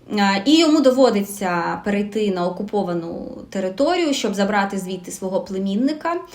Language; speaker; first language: Ukrainian; non-native, local second language; Russian